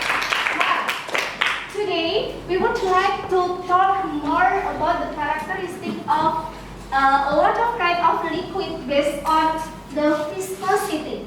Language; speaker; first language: English; non-native, learner; Indonesian